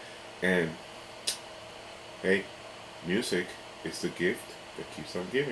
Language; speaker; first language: English; native; English